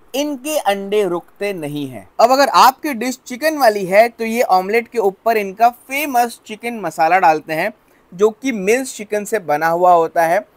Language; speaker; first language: Hindi; non-native, local second language; Gujarati